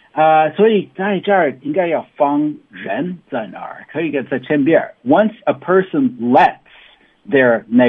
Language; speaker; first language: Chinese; non-native, learner; English